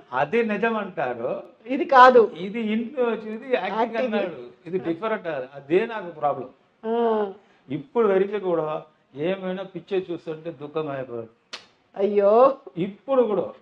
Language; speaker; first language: Telugu; non-native, learner; Tamil